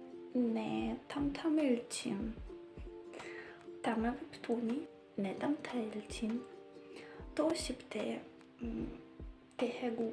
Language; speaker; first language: Korean; non-native, learner; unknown